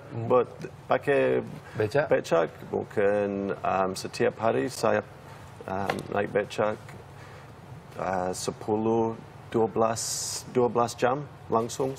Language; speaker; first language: Indonesian; non-native, learner; English